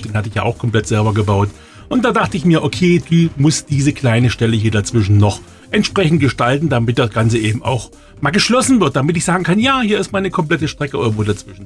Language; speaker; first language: German; native; German